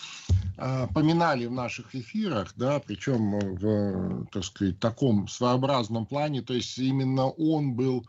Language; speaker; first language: Russian; native; Russian